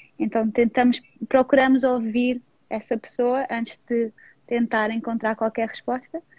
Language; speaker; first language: Portuguese; non-native, fluent; English